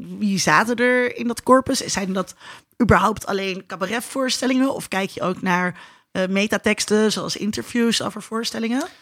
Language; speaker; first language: Dutch; native; Dutch